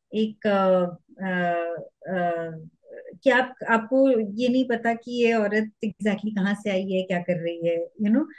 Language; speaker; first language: Hindi; native; Hindi